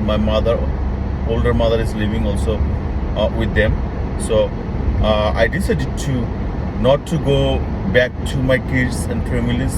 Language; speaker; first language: English; non-native, local second language; Bangla